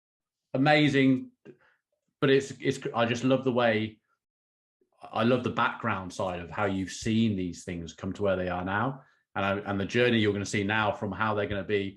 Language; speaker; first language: English; native; English